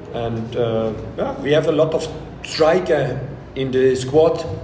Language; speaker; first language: English; non-native, fluent; German